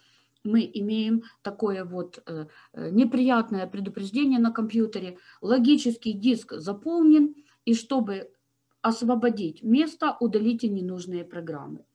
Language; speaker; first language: Russian; native; Russian